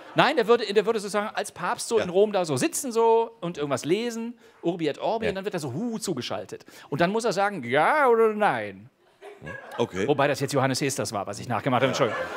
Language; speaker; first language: German; native; German